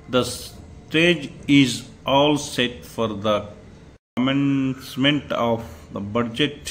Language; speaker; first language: English; non-native, local second language; Telugu